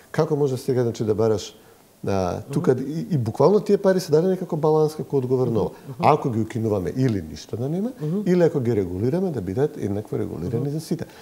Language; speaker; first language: Macedonian; native; Macedonian